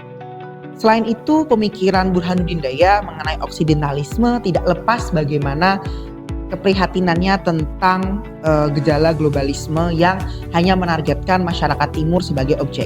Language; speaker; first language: Indonesian; native; Indonesian